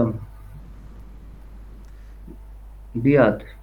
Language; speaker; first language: Persian; non-native, learner; Urdu